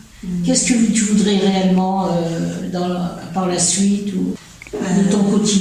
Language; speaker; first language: French; native; French